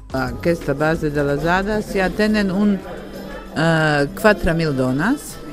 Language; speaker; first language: Catalan; non-native, learner; Bosnian